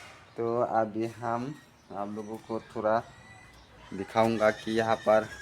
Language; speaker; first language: Hindi; non-native, local second language; Kok Borok